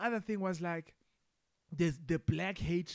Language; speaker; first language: English; non-native, local second language; Xhosa